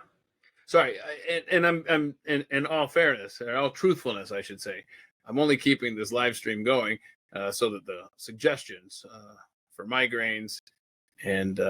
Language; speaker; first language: English; native; English